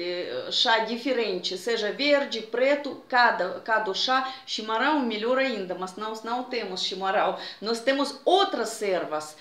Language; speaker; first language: Portuguese; non-native, fluent; Russian